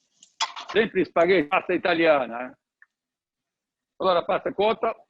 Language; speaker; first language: Italian; non-native, learner; Portuguese